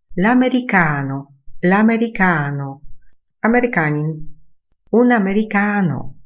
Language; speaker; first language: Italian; non-native, fluent; Polish